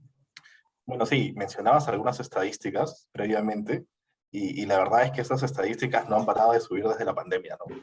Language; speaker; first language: Spanish; native; Spanish